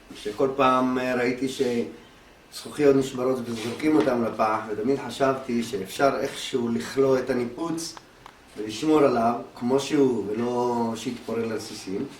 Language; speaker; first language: Hebrew; native; Hebrew